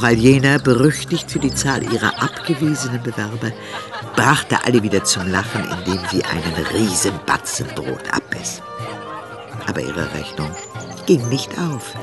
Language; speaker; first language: German; native; German